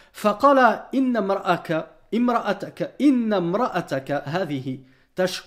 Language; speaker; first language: Arabic; non-native, fluent; French